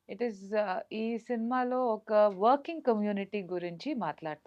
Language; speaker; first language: Telugu; non-native, learner; Kannada